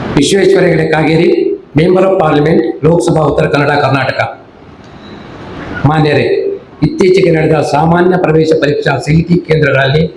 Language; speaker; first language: Kannada; native; Kannada